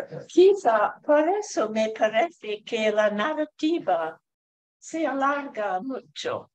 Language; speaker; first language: Spanish; non-native, fluent; English